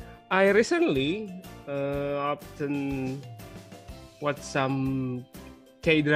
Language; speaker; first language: English; non-native, learner; Indonesian